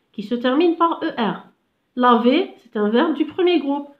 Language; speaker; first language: French; non-native, local second language; Arabic